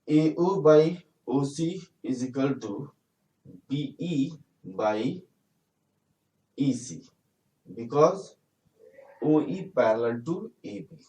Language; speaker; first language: English; non-native, local second language; Hindi